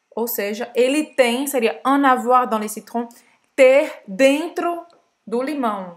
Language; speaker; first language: Portuguese; native; Portuguese